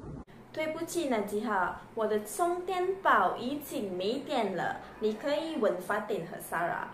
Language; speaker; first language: Chinese; non-native, learner; Malay